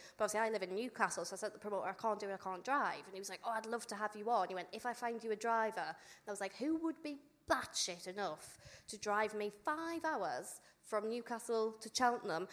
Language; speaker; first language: English; native; English